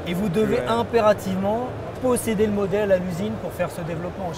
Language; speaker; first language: French; native; French